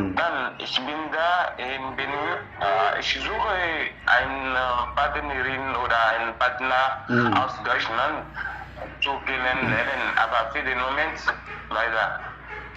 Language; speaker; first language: German; non-native, learner; French